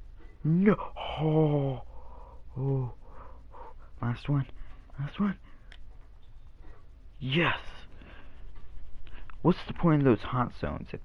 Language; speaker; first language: English; native; English